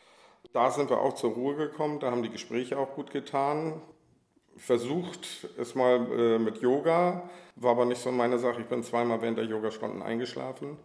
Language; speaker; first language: German; native; German